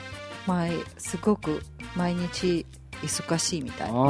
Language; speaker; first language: Japanese; non-native, fluent; Russian